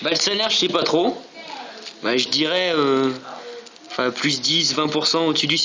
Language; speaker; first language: French; native; French